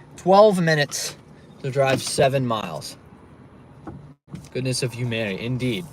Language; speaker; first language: English; native; English